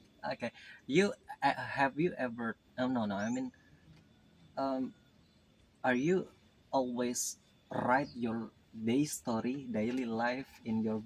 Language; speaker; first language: English; non-native, learner; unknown